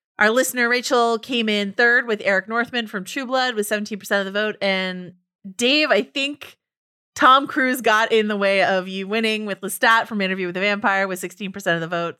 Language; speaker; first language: English; native; English